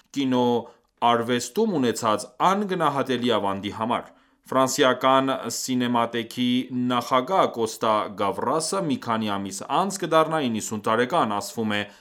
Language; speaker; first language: Armenian; early bilingual, heritage; Armenian